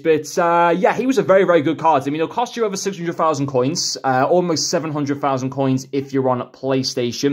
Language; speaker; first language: English; native; English